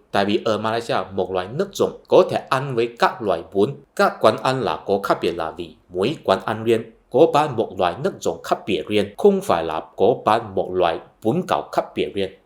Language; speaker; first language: Vietnamese; non-native, fluent; Chinese